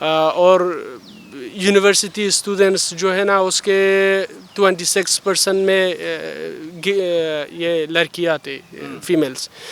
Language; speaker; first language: Hindi; non-native, fluent; Persian